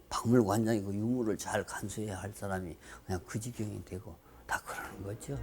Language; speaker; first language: Korean; native; Korean